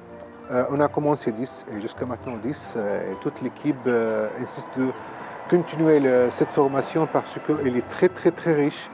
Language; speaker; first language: French; non-native, fluent; Arabic